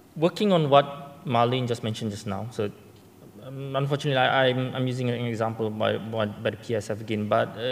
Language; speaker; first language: English; non-native, local second language; Malay